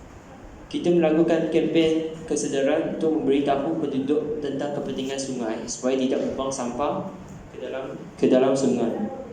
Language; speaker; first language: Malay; non-native, local second language; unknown